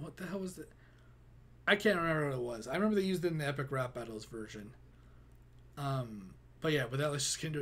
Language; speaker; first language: English; native; English